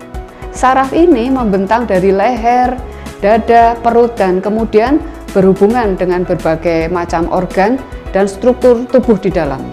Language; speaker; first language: Indonesian; native; Indonesian